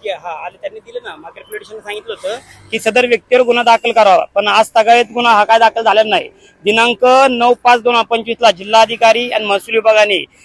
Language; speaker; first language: Marathi; native; Marathi